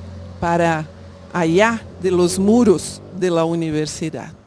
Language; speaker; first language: Spanish; non-native, learner; Portuguese